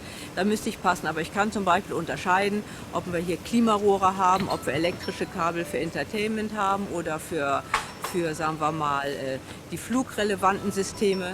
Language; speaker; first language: German; native; German